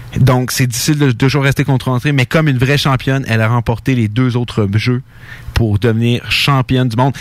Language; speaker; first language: French; native; French